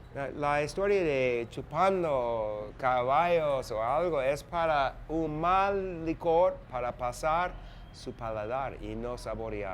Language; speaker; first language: Spanish; non-native, fluent; English